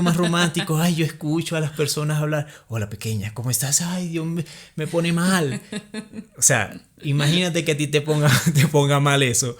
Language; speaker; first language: Spanish; native; Spanish